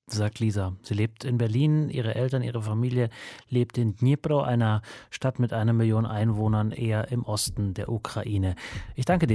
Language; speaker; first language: German; native; German